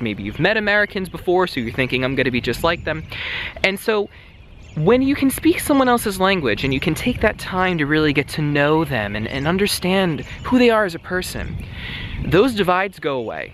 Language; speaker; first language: English; native; English